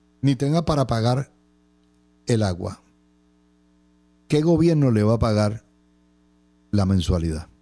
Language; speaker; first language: Spanish; native; Spanish